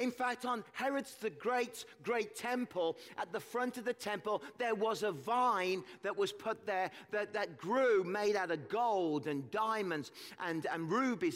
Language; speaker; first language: English; native; English